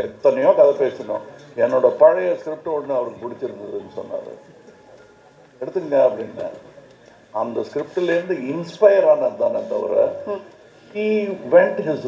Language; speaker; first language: Tamil; native; Tamil